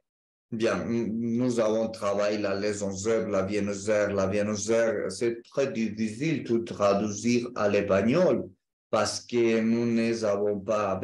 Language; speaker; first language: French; non-native, learner; Spanish